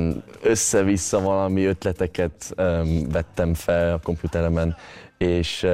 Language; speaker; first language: Hungarian; early bilingual, heritage; Hungarian